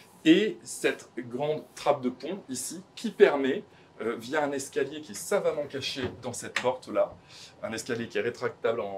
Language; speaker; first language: French; native; French